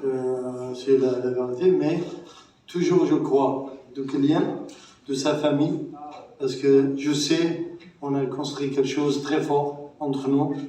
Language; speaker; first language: French; non-native, learner; Arabic